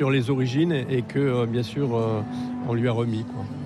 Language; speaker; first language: French; native; French